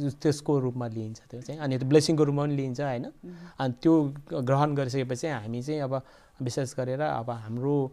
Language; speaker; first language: Nepali; non-native, local second language; Eastern Tamang